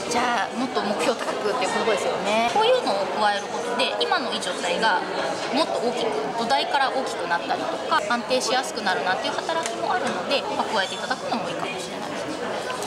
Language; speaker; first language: Japanese; native; Japanese